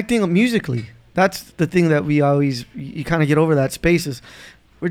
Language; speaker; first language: English; native; English